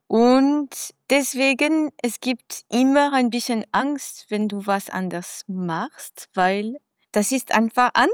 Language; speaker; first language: German; non-native, fluent; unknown